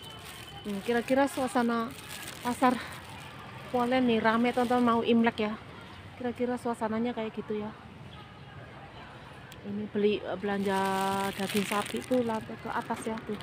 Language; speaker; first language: Indonesian; native; Indonesian